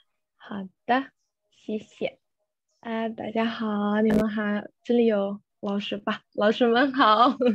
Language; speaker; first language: Chinese; non-native, fluent; Indonesian